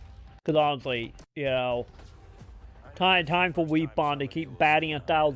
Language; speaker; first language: English; native; English